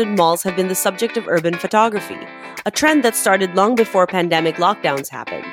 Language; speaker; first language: English; non-native, local second language; Filipino